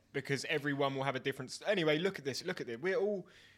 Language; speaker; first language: English; native; English